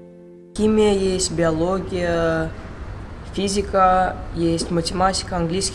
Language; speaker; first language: Russian; early bilingual, heritage; Russian